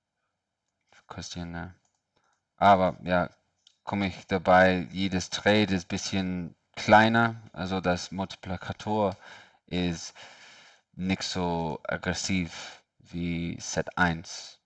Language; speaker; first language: German; non-native, learner; English